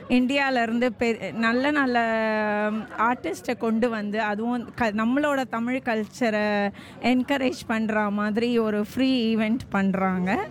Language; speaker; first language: Tamil; native; Tamil